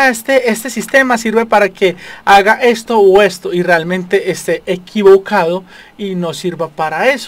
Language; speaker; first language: Spanish; native; Spanish